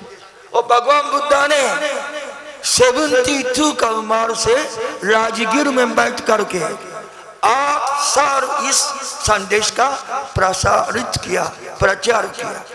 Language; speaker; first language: Hindi; non-native, learner; Japanese